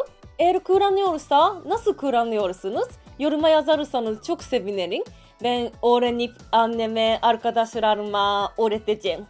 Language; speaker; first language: Turkish; non-native, learner; Japanese